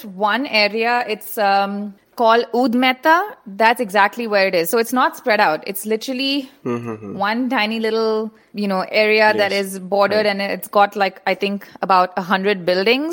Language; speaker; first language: English; non-native, local second language; Hindi